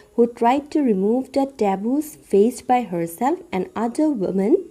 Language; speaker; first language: English; non-native, local second language; Assamese